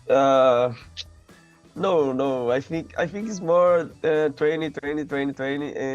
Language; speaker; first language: English; non-native, learner; Portuguese